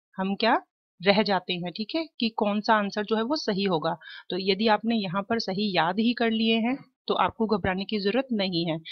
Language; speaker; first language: Hindi; native; Hindi